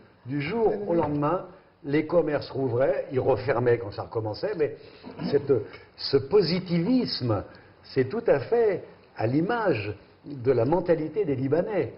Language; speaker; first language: French; native; French